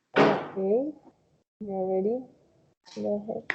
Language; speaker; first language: English; non-native, fluent; Spanish